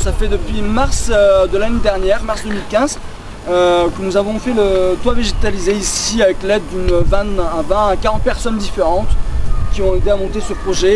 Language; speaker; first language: French; native; French